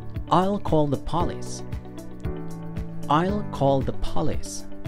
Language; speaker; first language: English; non-native, fluent; Indonesian